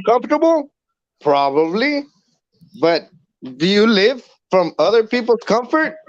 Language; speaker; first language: English; early bilingual, other home language; Spanish